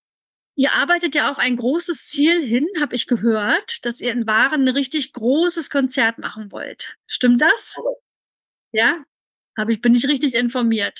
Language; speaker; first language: German; native; German